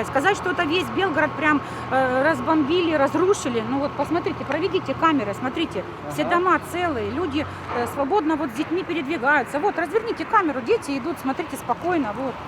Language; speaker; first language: Russian; native; Russian